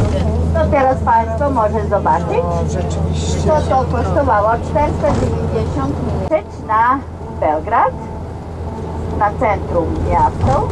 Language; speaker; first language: Polish; non-native, learner; Serbian